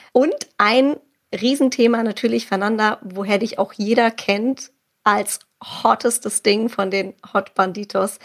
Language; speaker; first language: German; native; German